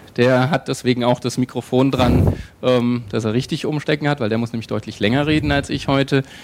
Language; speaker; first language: German; native; German